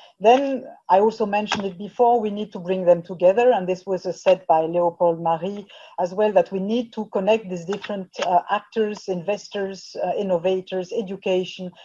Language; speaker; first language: English; non-native, fluent; French